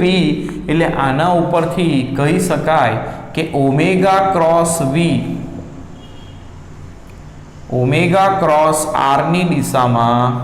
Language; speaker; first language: Gujarati; native; Gujarati